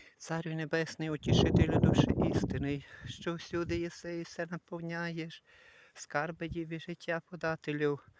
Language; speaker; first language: Ukrainian; native; Ukrainian